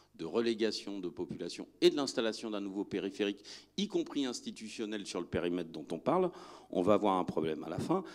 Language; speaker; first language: French; native; French